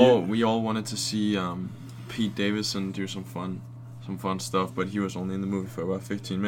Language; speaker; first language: English; non-native, fluent; Danish